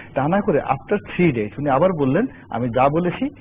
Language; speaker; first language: Bangla; native; Bangla